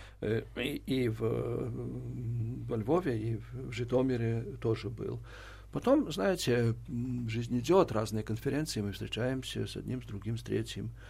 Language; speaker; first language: Russian; non-native, local second language; Belarusian